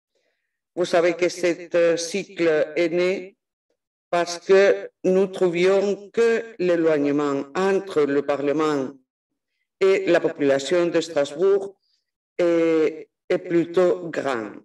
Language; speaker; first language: French; non-native, fluent; Spanish